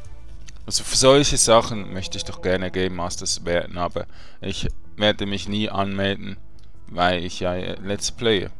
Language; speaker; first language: German; native; German